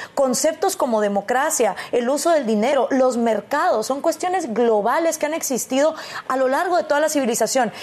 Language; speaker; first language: Spanish; native; Spanish